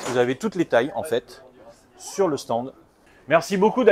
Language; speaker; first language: French; native; French